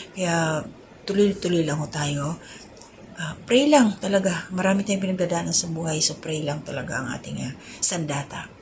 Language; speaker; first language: Filipino; native; Filipino